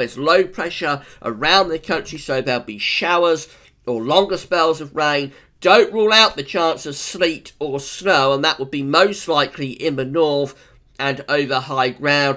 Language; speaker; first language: English; native; English